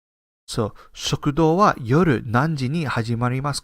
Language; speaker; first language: Japanese; non-native, fluent; English